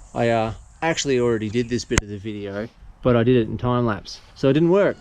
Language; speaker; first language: English; native; English